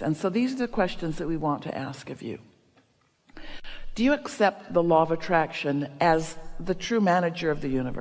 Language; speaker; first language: English; native; English